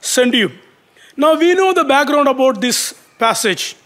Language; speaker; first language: English; non-native, local second language; Tamil